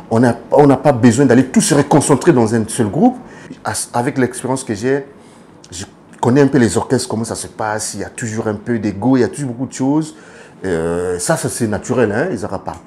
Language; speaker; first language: French; non-native, local second language; Lingala